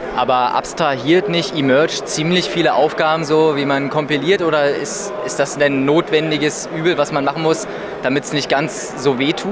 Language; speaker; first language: German; native; German